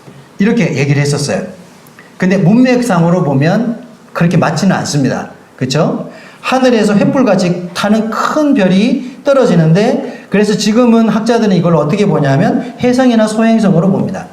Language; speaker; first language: Korean; native; Korean